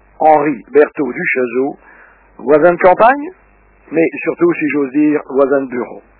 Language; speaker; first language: French; early bilingual, other home language; Russian